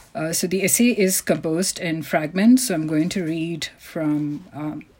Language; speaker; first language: English; non-native, local second language; Malayalam